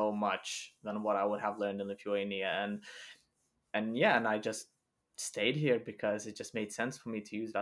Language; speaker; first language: English; non-native, fluent; Lithuanian